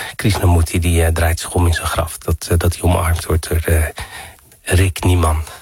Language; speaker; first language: Dutch; early bilingual, other home language; Arabic